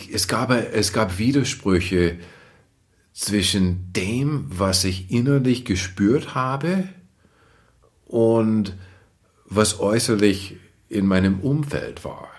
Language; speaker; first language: German; non-native, fluent; English